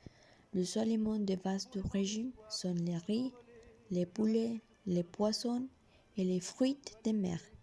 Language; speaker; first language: French; non-native, learner; Spanish